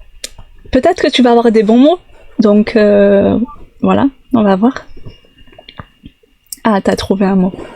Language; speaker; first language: French; native; French